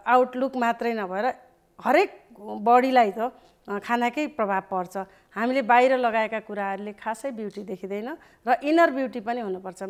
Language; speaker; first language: Nepali; native; Nepali